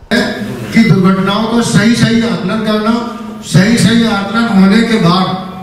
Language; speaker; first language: Hindi; native; Hindi